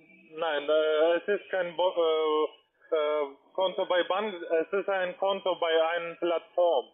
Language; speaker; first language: German; non-native, learner; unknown